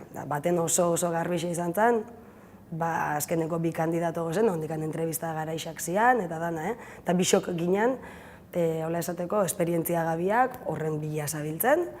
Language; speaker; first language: Basque; native; Basque